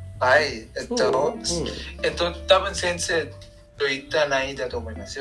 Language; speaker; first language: Japanese; non-native, learner; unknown